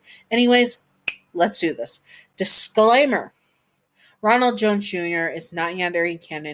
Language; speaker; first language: English; native; English